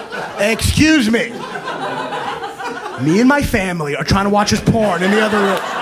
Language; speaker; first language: English; native; English